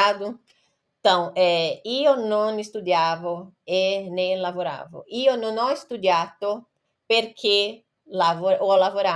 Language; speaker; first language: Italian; non-native, fluent; Portuguese